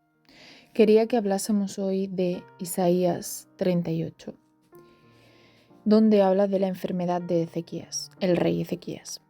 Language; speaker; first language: Spanish; native; Spanish